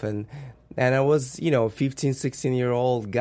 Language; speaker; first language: English; non-native, fluent; Russian